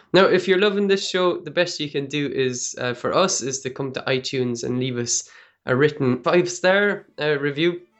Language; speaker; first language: English; native; English